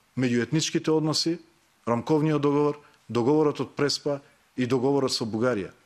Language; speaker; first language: Macedonian; non-native, local second language; Albanian